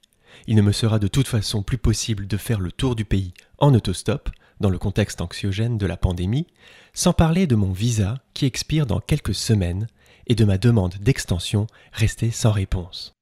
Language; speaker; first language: French; native; French